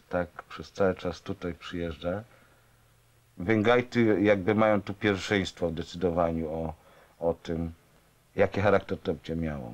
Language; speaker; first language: Polish; native; Polish